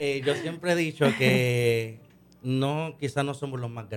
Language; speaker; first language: Spanish; native; Spanish